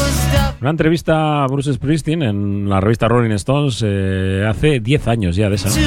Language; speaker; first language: Spanish; native; Spanish